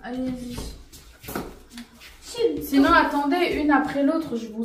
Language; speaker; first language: French; native; French